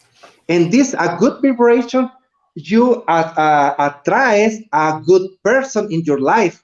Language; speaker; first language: English; non-native, learner; Spanish